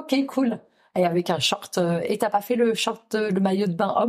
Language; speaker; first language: French; native; French